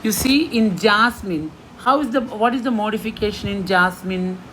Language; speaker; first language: English; non-native, local second language; Malayalam